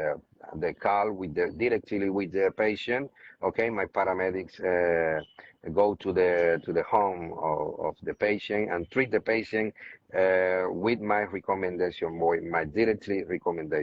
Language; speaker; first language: English; non-native, learner; Spanish